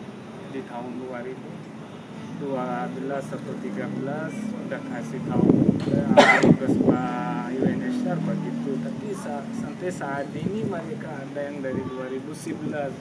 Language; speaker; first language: Indonesian; non-native, learner; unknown